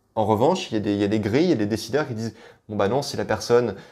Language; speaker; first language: French; native; French